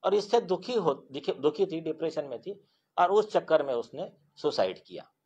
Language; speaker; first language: Hindi; non-native, local second language; Marathi